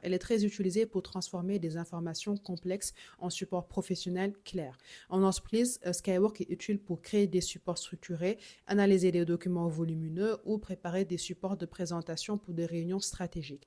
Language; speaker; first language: French; native; French